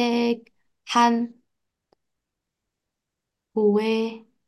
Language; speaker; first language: Korean; non-native, learner; Chinese